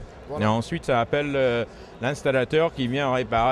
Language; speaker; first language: French; native; French